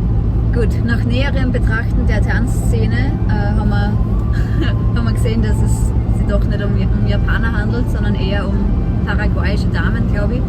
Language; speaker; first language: German; native; German